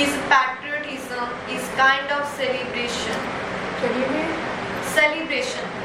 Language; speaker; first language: English; non-native, local second language; Punjabi